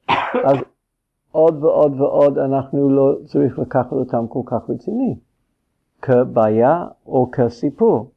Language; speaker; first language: Hebrew; non-native, fluent; English